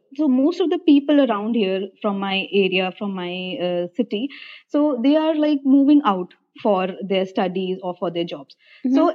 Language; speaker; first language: English; non-native, local second language; Hindi